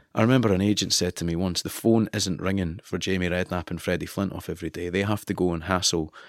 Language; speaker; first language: English; native; English